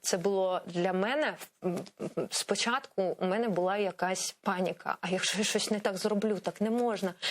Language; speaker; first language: Ukrainian; non-native, local second language; Crimean Tatar